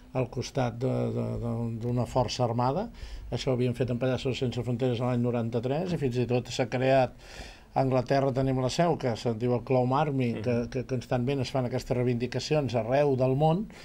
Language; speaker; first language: Catalan; native; Catalan